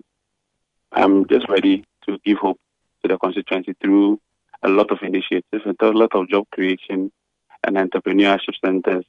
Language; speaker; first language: English; non-native, local second language; Ga